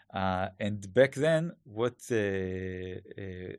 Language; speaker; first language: English; non-native, fluent; Hebrew